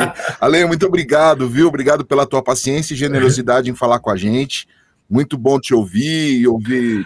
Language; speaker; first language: Portuguese; native; Portuguese